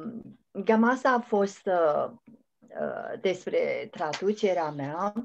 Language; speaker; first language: Romanian; non-native, fluent; Chinese